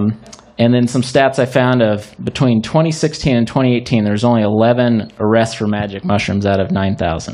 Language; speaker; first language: English; native; English